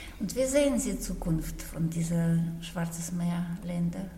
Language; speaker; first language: German; non-native, fluent; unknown